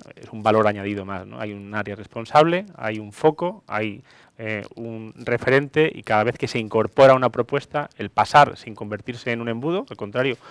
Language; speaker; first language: Spanish; non-native, fluent; Greek